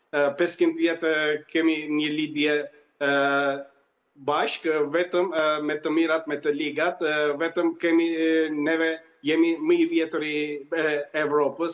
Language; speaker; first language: Albanian; early bilingual, heritage; Albanian